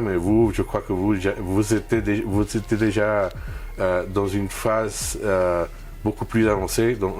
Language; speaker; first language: French; non-native, fluent; Spanish